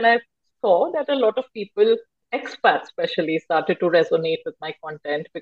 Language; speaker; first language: English; non-native, local second language; Hindi